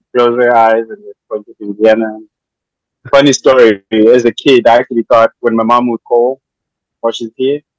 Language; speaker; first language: English; non-native, local second language; Shona